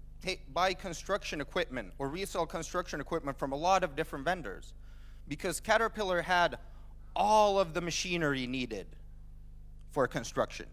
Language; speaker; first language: English; non-native, fluent; Finnish